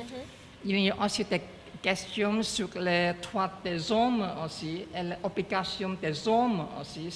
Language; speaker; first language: French; non-native, learner; Chinese